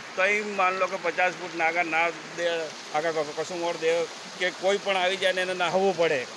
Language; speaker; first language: Gujarati; non-native, local second language; Bhili